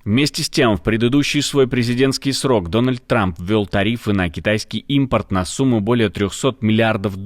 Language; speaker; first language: Russian; native; Russian